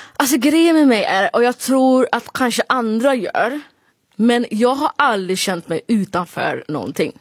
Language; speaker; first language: Swedish; early bilingual, other home language; Somali